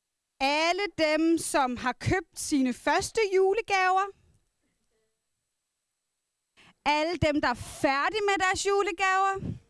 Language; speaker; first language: Danish; non-native, local second language; Kalaallisut